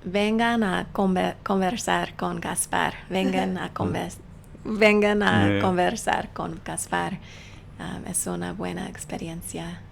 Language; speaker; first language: Spanish; non-native, learner; English